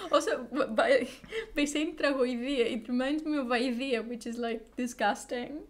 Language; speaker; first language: English; non-native, fluent; Greek